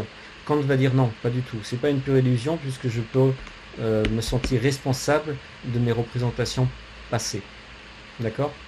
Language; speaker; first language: French; native; French